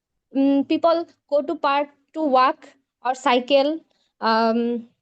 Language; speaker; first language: English; non-native, fluent; Bangla